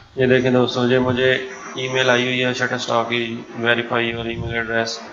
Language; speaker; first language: Urdu; non-native, local second language; Punjabi